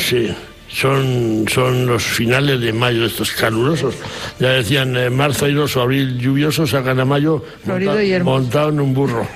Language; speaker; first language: Spanish; native; Spanish